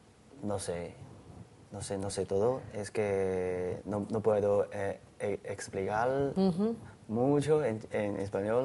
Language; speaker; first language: Spanish; non-native, learner; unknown